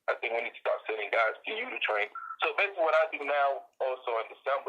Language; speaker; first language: English; native; English